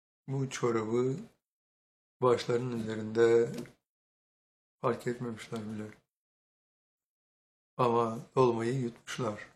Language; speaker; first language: Turkish; native; Turkish